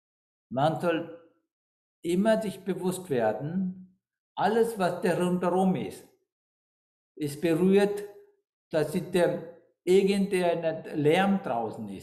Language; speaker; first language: German; non-native, fluent; Sinhala